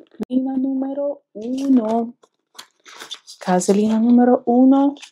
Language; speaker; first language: Italian; non-native, fluent; Ukrainian